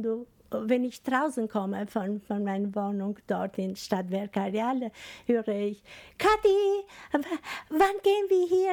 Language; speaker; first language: German; non-native, learner; Albanian